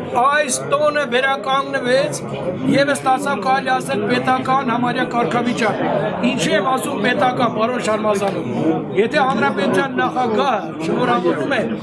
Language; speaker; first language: Armenian; non-native, local second language; Kurdish